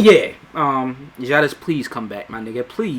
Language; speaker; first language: English; native; English